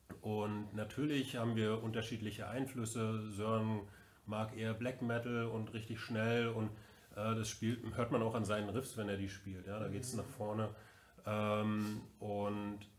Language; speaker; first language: German; native; German